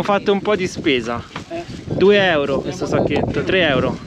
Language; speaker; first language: Italian; native; Italian